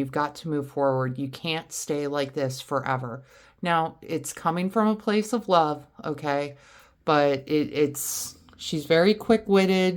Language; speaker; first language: English; native; English